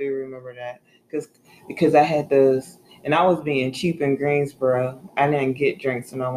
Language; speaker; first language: English; native; English